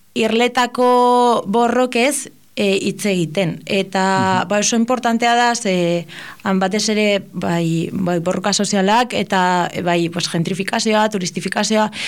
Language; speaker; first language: Basque; non-native, local second language; Spanish